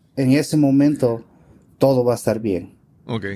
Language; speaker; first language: Spanish; early bilingual, heritage; Spanish